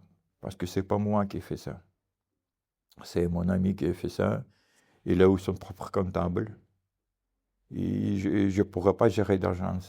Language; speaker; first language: French; non-native, learner; Ukrainian